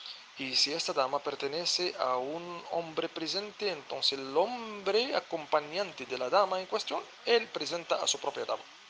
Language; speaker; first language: Spanish; non-native, fluent; Arabic